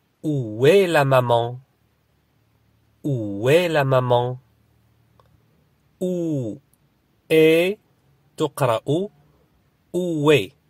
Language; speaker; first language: French; non-native, fluent; Arabic